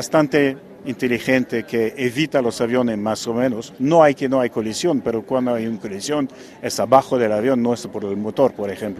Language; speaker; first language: Spanish; non-native, fluent; French